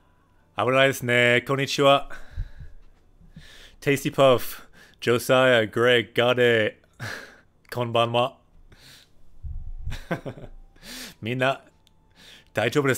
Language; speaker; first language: Japanese; non-native, learner; English